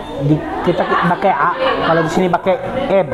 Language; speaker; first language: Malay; non-native, learner; Arabic